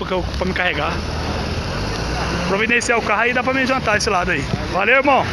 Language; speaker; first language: Portuguese; native; Portuguese